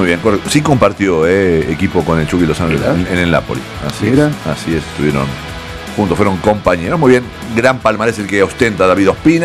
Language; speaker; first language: Spanish; native; Spanish